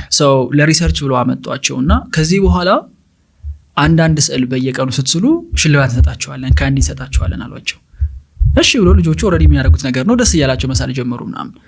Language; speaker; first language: Amharic; native; Amharic